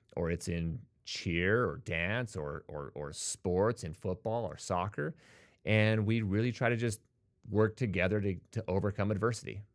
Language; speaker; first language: English; native; English